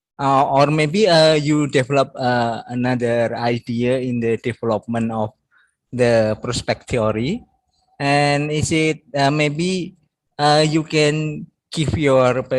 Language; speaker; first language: English; non-native, learner; Indonesian